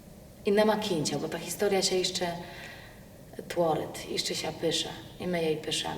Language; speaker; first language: Polish; non-native, local second language; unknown